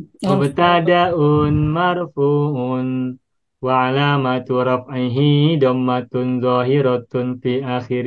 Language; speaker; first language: Arabic; non-native, fluent; Indonesian